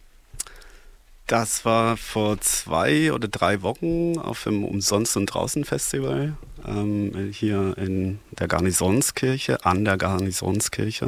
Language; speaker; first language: German; non-native, fluent; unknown